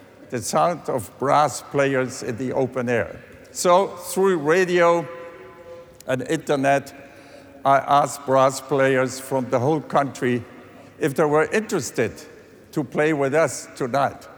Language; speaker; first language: English; non-native, fluent; Dutch